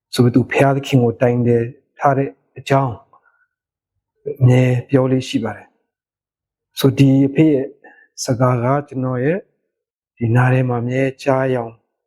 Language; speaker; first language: Burmese; non-native, local second language; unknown